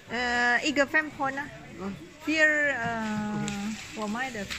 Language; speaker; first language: Danish; non-native, learner; Indonesian